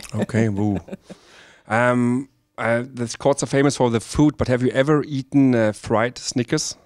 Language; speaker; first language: English; non-native, learner; German